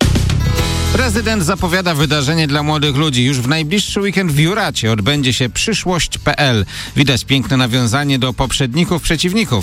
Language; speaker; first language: Polish; native; Polish